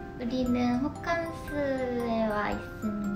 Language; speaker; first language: Korean; non-native, fluent; Japanese